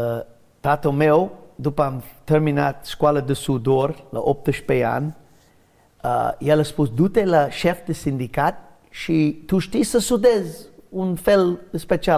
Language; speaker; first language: Romanian; non-native, learner; English